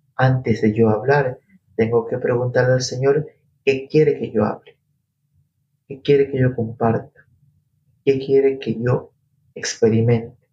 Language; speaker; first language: Spanish; native; Spanish